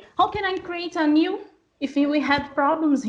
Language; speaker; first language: English; non-native, learner; Portuguese